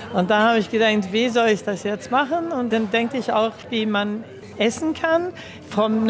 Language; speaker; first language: German; early bilingual, heritage; German